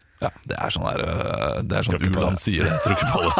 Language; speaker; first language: Norwegian; native; Norwegian